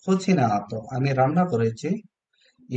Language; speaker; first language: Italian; non-native, learner; Bangla